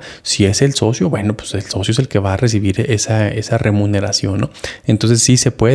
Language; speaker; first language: Spanish; native; Spanish